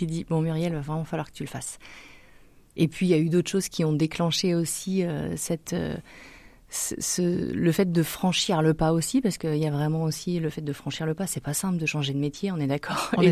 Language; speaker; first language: French; native; French